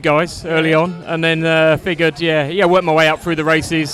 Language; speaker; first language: English; native; English